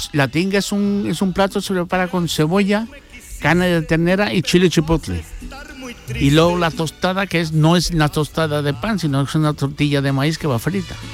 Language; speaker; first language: Spanish; native; Spanish